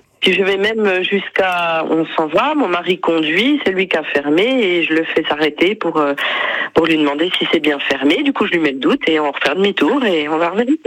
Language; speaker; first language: French; native; French